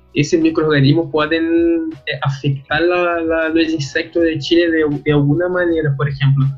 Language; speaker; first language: Spanish; non-native, learner; Portuguese